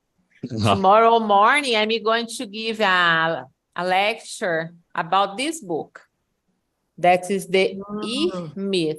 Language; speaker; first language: English; non-native, fluent; Portuguese